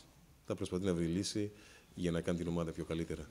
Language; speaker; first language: Greek; non-native, fluent; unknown